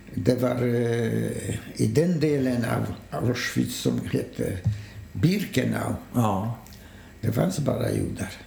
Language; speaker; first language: Swedish; non-native, fluent; Polish